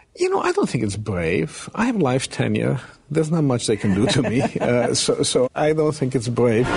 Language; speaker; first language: English; early bilingual, other home language; Romanian